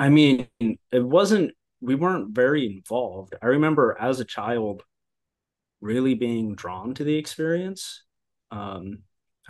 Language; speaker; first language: English; native; English